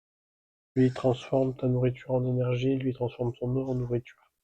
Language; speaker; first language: French; native; French